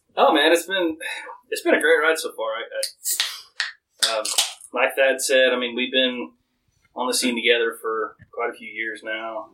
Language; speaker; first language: English; native; English